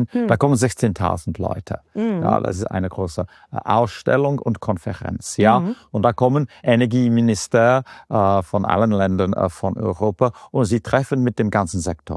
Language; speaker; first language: German; non-native, fluent; English